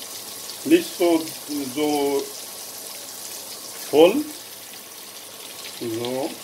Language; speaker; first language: German; non-native, learner; Urdu